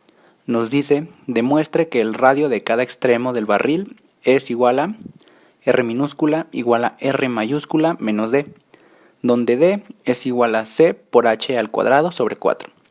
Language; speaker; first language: Spanish; native; Spanish